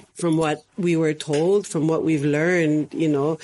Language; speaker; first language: English; native; English